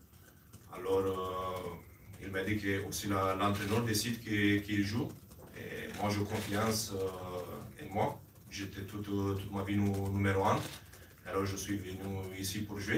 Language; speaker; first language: French; non-native, learner; Romanian